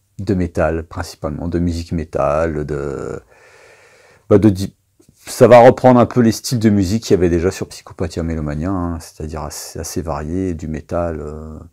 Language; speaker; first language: French; native; French